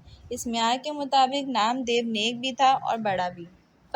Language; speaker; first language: Urdu; native; Urdu